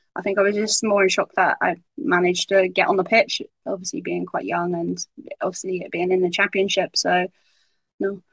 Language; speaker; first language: English; native; English